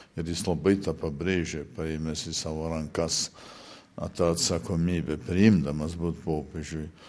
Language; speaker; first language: Lithuanian; early bilingual, heritage; Lithuanian